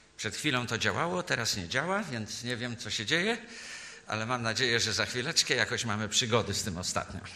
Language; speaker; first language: Polish; native; Polish